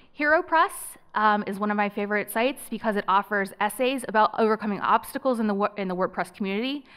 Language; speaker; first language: English; native; English